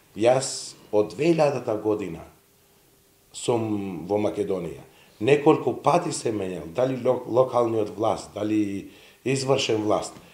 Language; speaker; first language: Macedonian; non-native, local second language; Serbian